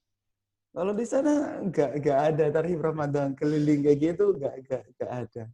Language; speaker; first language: Indonesian; non-native, fluent; Thai